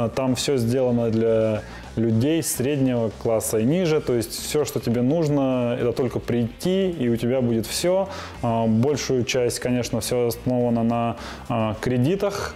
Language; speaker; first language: Russian; native; Russian